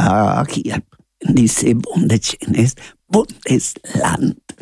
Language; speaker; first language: German; non-native, learner; Spanish